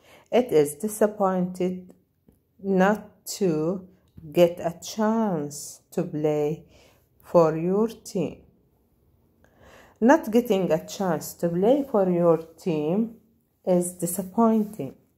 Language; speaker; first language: English; non-native, fluent; Arabic